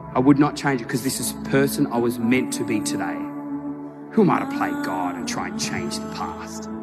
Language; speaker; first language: English; native; English